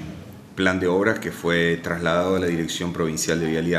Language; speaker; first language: Spanish; native; Spanish